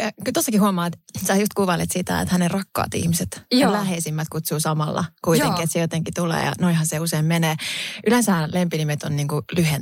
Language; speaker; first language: Finnish; native; Finnish